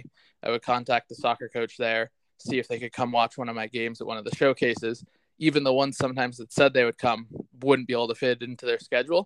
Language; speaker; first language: English; native; English